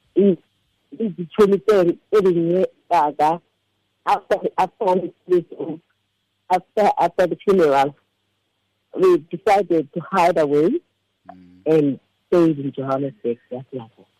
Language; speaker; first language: English; non-native, local second language; Xhosa